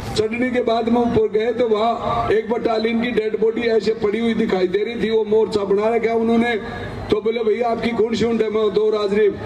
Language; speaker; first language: Hindi; native; Hindi